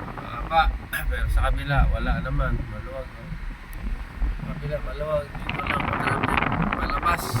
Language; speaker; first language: Filipino; native; Filipino